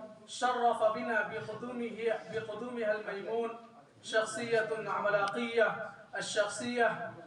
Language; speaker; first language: Arabic; non-native, fluent; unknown